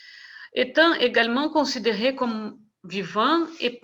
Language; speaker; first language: French; non-native, fluent; Portuguese